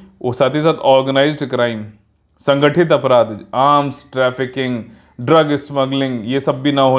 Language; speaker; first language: Hindi; native; Hindi